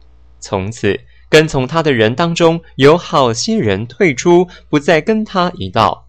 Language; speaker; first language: Chinese; native; Chinese